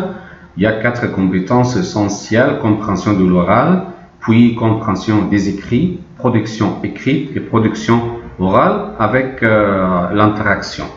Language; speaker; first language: French; non-native, fluent; Arabic